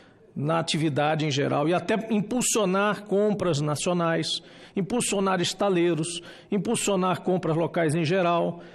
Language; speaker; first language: Portuguese; native; Portuguese